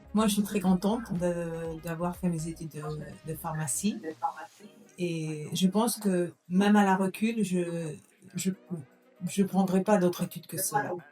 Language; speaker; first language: French; non-native, fluent; Spanish